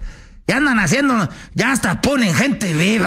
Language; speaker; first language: Spanish; native; Spanish